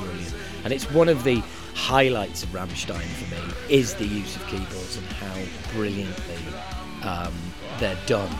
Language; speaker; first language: English; native; English